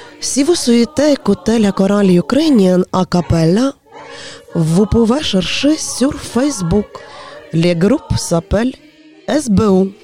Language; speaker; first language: French; non-native, learner; Ukrainian